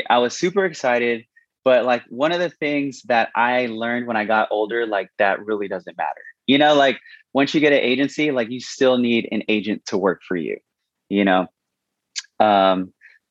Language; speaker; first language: English; native; English